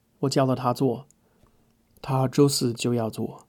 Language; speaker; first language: Chinese; non-native, fluent; English